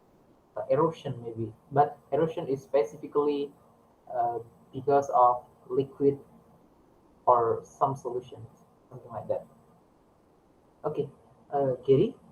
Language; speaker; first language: English; non-native, learner; Indonesian